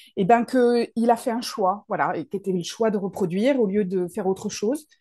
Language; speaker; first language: French; native; French